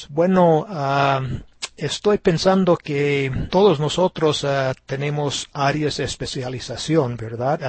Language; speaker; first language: Spanish; non-native, fluent; English